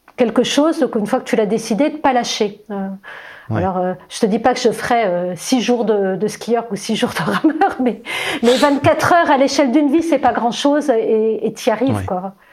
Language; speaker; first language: French; native; French